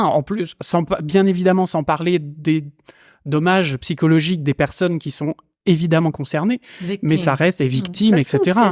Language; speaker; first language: French; native; French